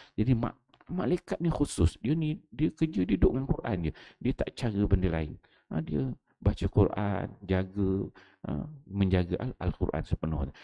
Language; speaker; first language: Malay; native; Malay